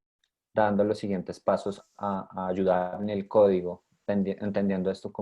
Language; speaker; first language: Spanish; native; Spanish